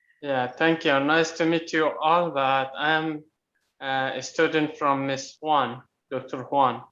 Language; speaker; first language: English; non-native, learner; Burmese